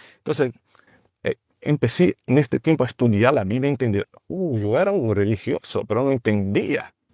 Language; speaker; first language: Spanish; non-native, fluent; Portuguese